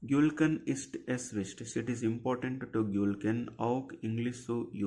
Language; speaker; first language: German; non-native, fluent; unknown